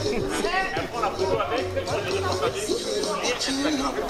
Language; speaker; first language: French; native; French